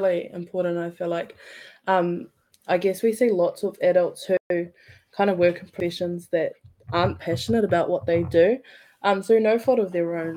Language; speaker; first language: English; native; English